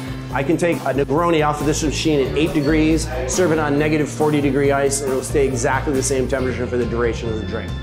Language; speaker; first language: English; native; English